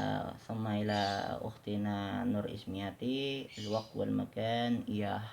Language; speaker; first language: Arabic; non-native, learner; Indonesian